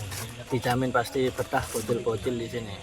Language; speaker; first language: Indonesian; native; Indonesian